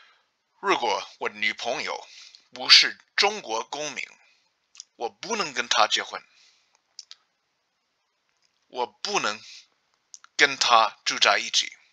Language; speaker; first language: Chinese; non-native, learner; English